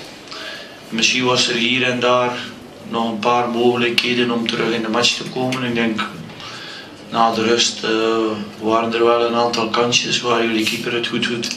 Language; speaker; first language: Dutch; native; Dutch